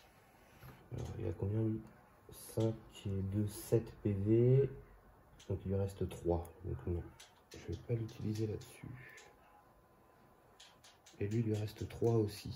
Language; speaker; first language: French; native; French